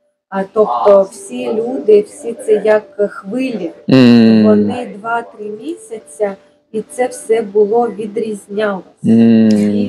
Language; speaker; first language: Ukrainian; non-native, fluent; Japanese